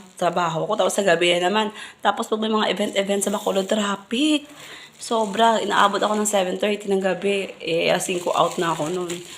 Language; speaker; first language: Filipino; non-native, local second language; Cebuano